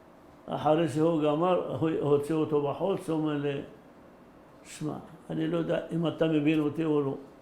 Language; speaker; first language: Hebrew; early bilingual, other home language; Arabic